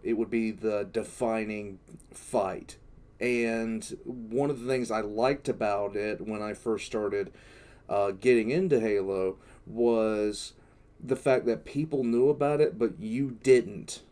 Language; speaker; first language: English; native; English